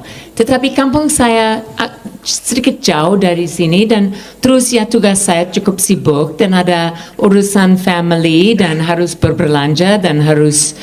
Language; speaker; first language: Indonesian; non-native, fluent; English